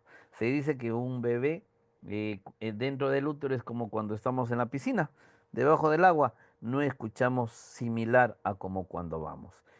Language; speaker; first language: Spanish; native; Spanish